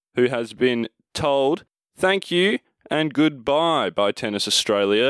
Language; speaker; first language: English; native; English